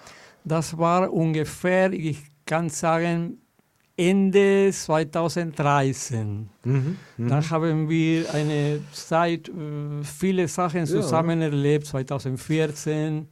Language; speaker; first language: German; non-native, fluent; Spanish